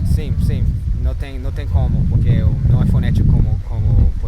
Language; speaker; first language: Portuguese; non-native, learner; English